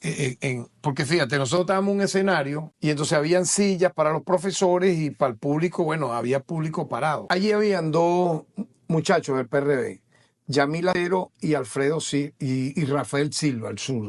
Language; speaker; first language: Spanish; native; Spanish